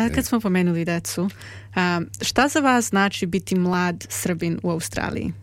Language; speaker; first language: Croatian; native; Croatian